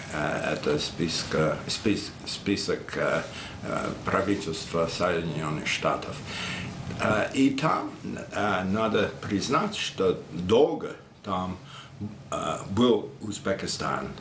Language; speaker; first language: Russian; non-native, fluent; English